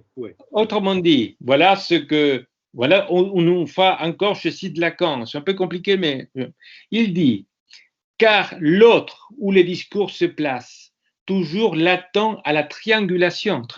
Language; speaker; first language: French; non-native, fluent; Spanish